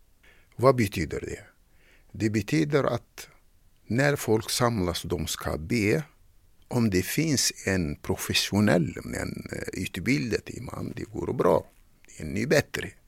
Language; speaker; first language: Swedish; non-native, fluent; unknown